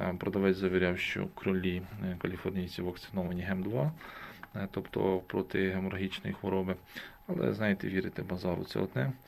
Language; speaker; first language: Ukrainian; native; Ukrainian